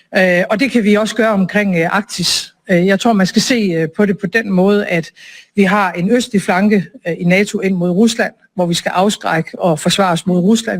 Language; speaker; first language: Danish; native; Danish